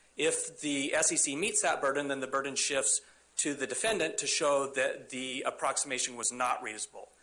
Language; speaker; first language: English; native; English